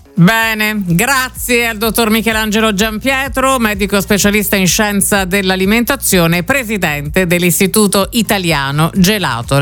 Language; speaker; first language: Italian; native; Italian